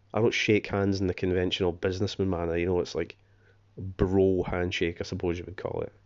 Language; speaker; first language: English; native; English